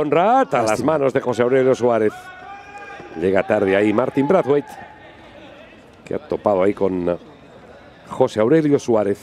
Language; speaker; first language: Spanish; native; Spanish